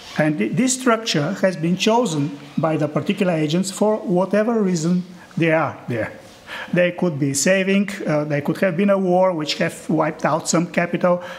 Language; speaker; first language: English; non-native, fluent; Bulgarian